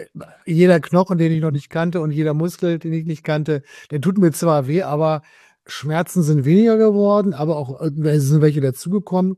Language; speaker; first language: German; native; German